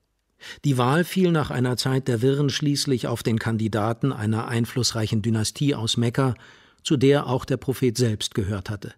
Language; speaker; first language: German; native; German